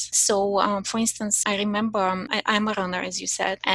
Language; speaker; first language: English; non-native, fluent; Bulgarian